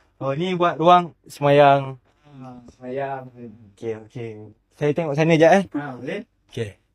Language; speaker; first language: Malay; native; Malay